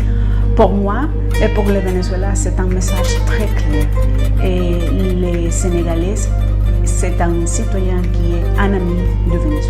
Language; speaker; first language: French; non-native, fluent; Spanish